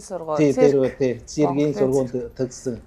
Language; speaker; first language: Mongolian; non-native, learner; Lao